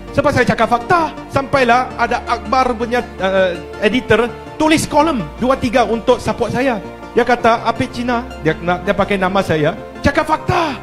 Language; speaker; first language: Malay; non-native, local second language; Chinese